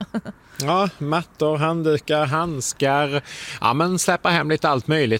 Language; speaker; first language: Swedish; native; Swedish